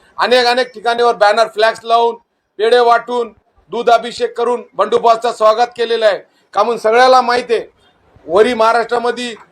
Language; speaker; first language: Marathi; non-native, local second language; Urdu